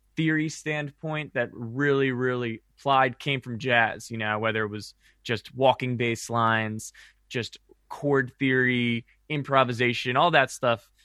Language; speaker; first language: English; native; English